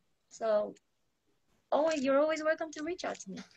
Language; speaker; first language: English; non-native, fluent; Korean